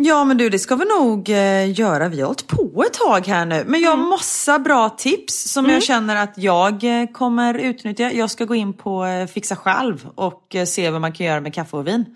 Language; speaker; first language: Swedish; native; Swedish